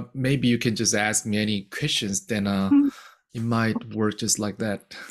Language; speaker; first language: English; non-native, fluent; Korean